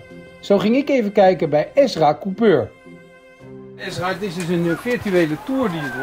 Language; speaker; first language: Dutch; native; Dutch